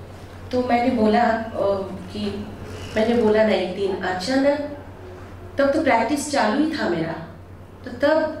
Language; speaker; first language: Hindi; non-native, local second language; Bangla